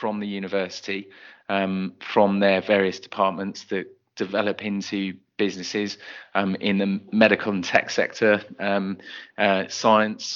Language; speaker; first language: English; native; English